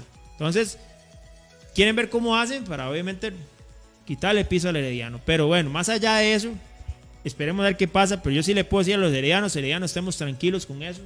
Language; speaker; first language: Spanish; native; Spanish